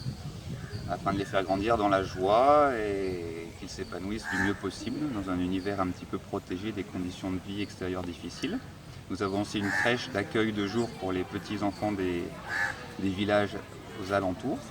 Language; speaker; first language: French; native; French